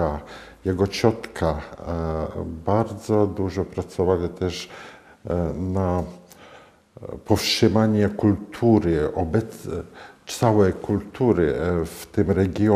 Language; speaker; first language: Polish; non-native, fluent; Latvian